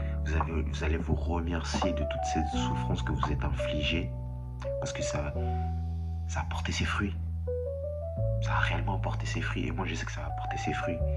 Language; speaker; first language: French; native; French